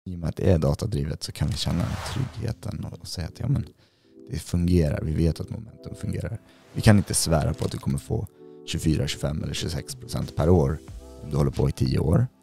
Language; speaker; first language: Swedish; native; Swedish